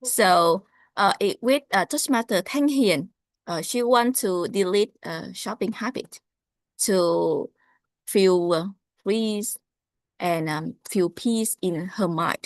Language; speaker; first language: English; non-native, learner; Vietnamese